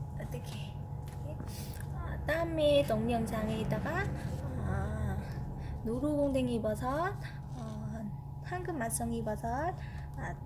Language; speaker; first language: Korean; non-native, fluent; Vietnamese